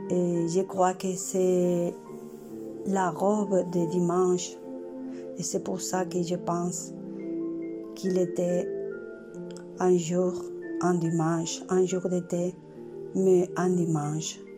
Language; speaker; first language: French; non-native, learner; Spanish